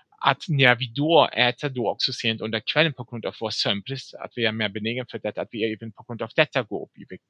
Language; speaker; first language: Swedish; non-native, fluent; German